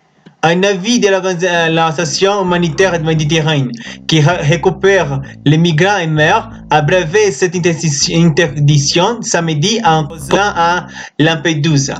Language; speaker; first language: French; non-native, learner; Spanish